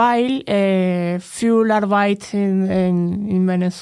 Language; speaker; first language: German; non-native, learner; Spanish